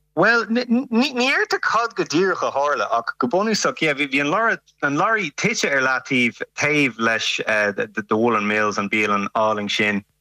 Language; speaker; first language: Irish; non-native, local second language; English